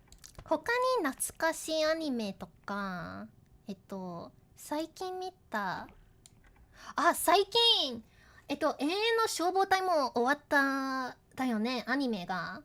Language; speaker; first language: Japanese; non-native, learner; English